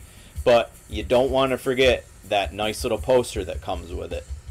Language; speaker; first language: English; native; English